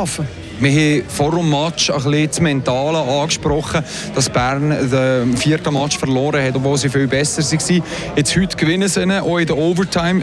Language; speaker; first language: German; native; German